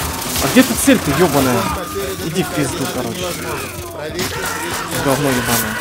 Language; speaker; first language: Russian; native; Russian